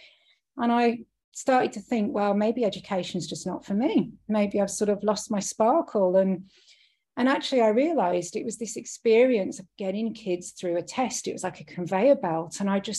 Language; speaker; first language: English; native; English